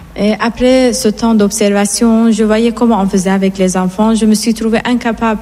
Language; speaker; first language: French; non-native, fluent; Persian